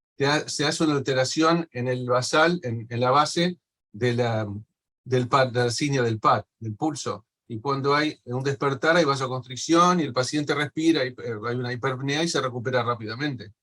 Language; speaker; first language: Spanish; native; Spanish